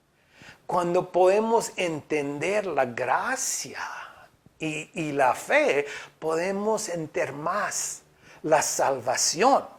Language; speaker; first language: Spanish; non-native, fluent; English